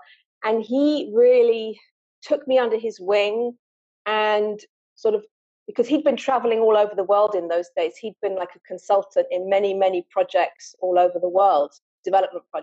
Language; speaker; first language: English; native; English